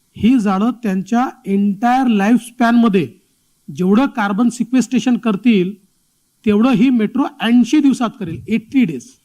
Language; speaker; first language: Marathi; native; Marathi